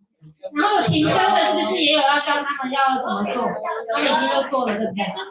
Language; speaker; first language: Chinese; native; Chinese